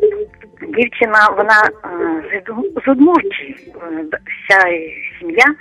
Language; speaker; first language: Ukrainian; non-native, local second language; Russian